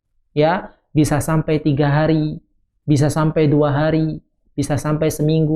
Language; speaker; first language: Indonesian; native; Indonesian